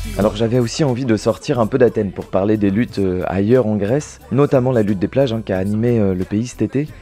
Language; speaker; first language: French; native; French